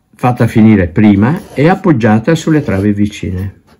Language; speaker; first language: Italian; non-native, local second language; Ladin